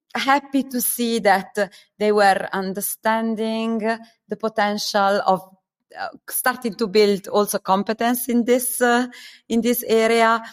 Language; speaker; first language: English; non-native, fluent; Italian